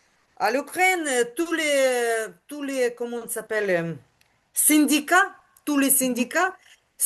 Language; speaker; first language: French; non-native, learner; Ukrainian